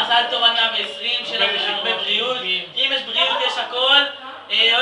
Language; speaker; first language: Hebrew; native; Hebrew